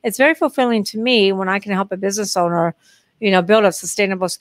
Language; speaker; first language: English; native; English